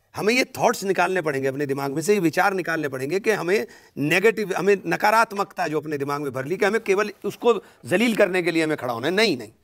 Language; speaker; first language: Hindi; native; Hindi